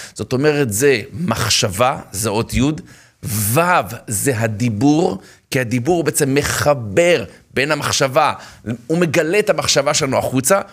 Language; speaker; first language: Hebrew; native; Hebrew